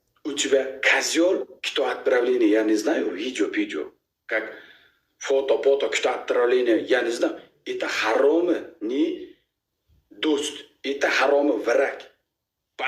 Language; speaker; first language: Russian; non-native, learner; Uzbek